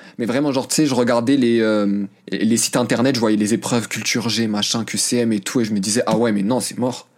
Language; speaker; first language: French; early bilingual, other home language; Arabic